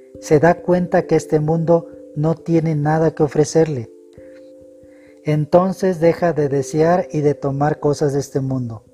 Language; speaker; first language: Spanish; native; Spanish